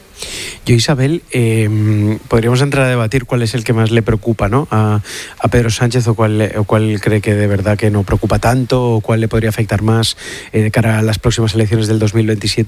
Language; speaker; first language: Spanish; native; Spanish